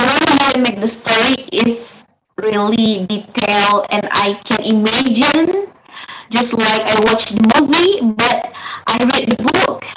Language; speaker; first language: English; non-native, learner; Indonesian